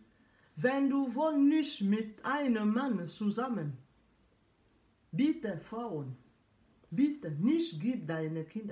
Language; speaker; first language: German; non-native, learner; French